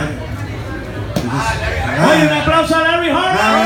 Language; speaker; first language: Spanish; native; Spanish